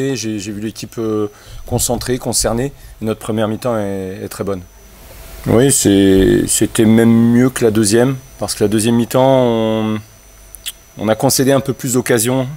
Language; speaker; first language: French; native; French